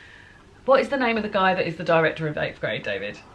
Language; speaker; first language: English; native; English